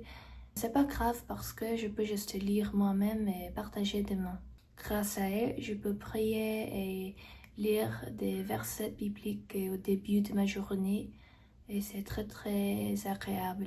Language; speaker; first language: French; non-native, fluent; Korean